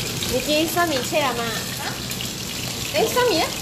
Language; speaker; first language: Chinese; native; Chinese